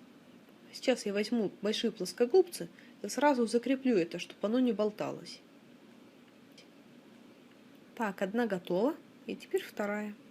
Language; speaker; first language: Russian; native; Russian